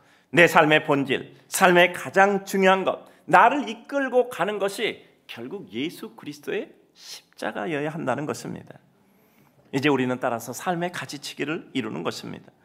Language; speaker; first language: Korean; native; Korean